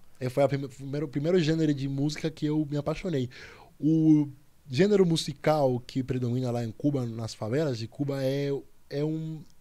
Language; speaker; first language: Portuguese; non-native, fluent; Spanish